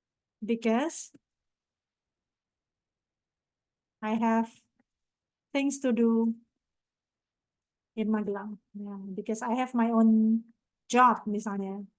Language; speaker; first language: English; non-native, fluent; Indonesian